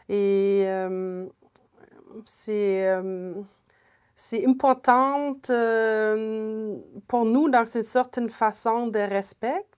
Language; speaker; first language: French; non-native, fluent; German